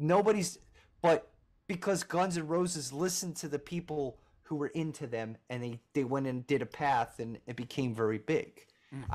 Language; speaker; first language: English; native; English